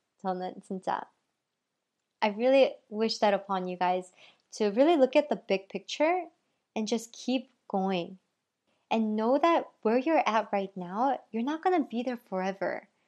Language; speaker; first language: English; early bilingual, other home language; Korean